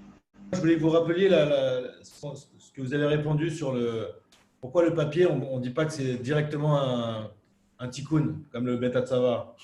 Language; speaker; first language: French; native; French